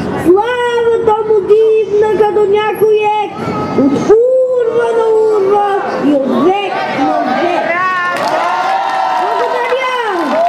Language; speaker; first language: Bulgarian; early bilingual, heritage; Bulgarian